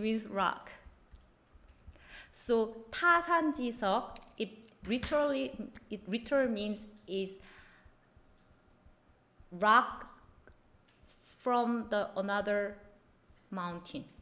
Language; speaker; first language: English; non-native, fluent; Korean